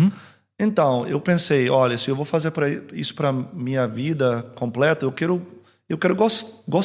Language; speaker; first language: Portuguese; early bilingual, heritage; English